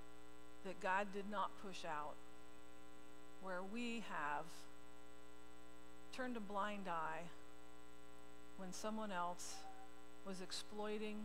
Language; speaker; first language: English; native; English